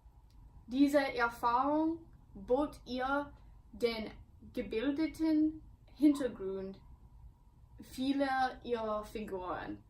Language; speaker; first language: German; non-native, learner; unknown